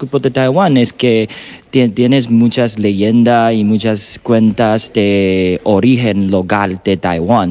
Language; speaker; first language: Spanish; non-native, learner; Chinese